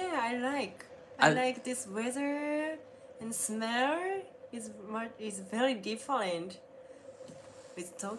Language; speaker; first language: English; non-native, learner; Japanese